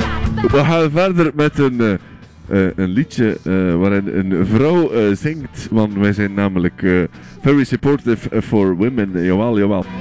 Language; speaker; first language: Dutch; native; Dutch